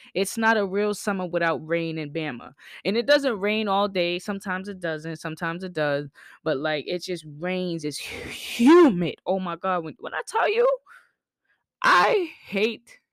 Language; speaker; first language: English; native; English